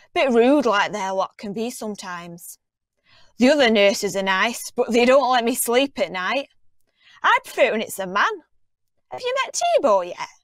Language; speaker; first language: English; native; English